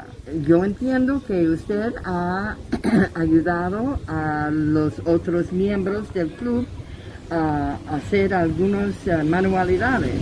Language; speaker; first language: Spanish; non-native, fluent; English